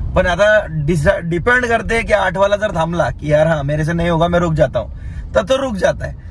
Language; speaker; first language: Hindi; non-native, local second language; Marathi